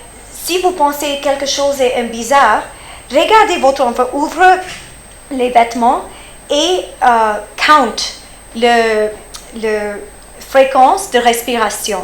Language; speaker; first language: French; early bilingual, heritage; French